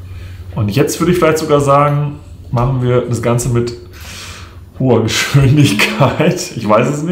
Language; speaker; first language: German; native; German